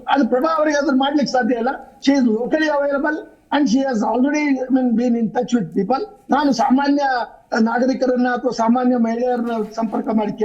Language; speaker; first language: Kannada; native; Kannada